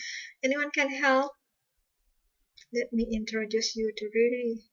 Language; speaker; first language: English; non-native, fluent; Indonesian